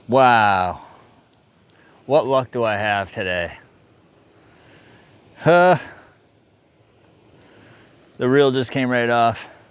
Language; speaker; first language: English; native; English